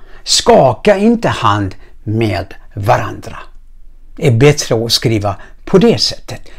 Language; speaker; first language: Swedish; non-native, fluent; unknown